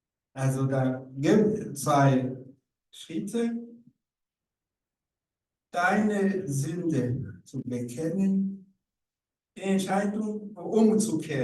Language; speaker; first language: German; non-native, learner; Rundi